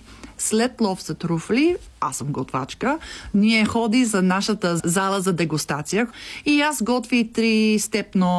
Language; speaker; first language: Bulgarian; non-native, learner; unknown